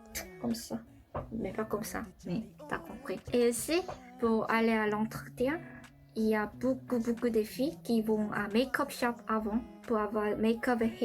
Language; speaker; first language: French; non-native, learner; Korean